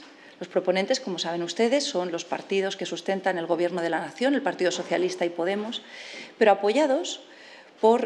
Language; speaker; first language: Spanish; native; Spanish